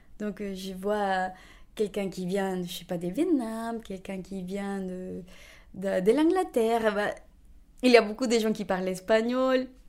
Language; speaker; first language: French; non-native, fluent; Spanish